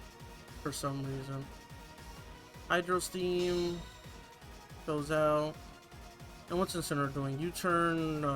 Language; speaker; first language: English; native; English